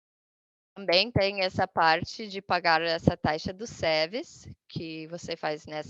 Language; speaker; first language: Portuguese; non-native, fluent; English